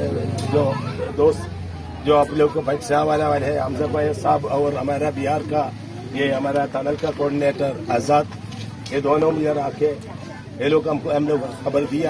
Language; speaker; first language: Hindi; non-native, local second language; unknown